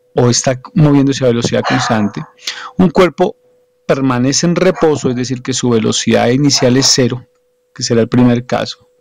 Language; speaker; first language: Spanish; native; Spanish